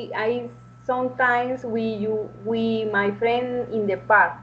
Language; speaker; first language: English; non-native, learner; Spanish